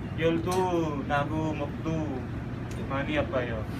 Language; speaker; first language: Korean; non-native, learner; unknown